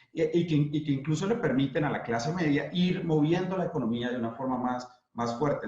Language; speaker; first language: Spanish; native; Spanish